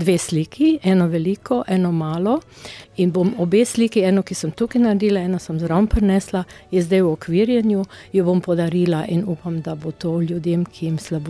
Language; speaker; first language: Slovenian; non-native, fluent; German